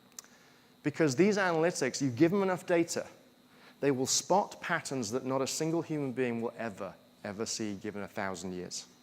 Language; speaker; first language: English; native; English